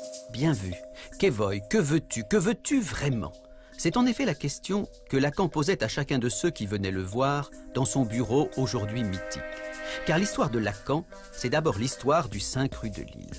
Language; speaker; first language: French; native; French